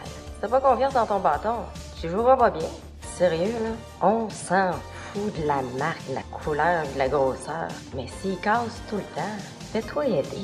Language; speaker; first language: French; native; French